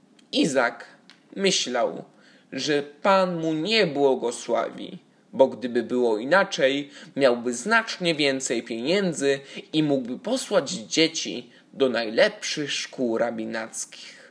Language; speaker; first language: Polish; native; Polish